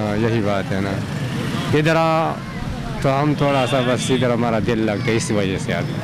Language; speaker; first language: Hindi; non-native, local second language; Pashto